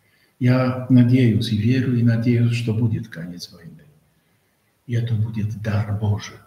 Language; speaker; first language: Russian; non-native, fluent; Polish